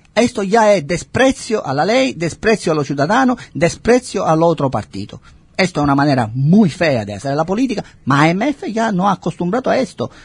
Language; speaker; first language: Spanish; non-native, fluent; Italian